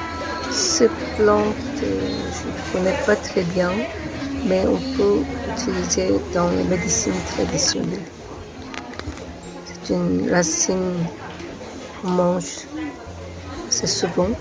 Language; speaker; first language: French; non-native, fluent; Korean